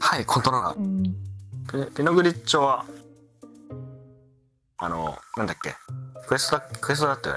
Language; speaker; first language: Japanese; native; Japanese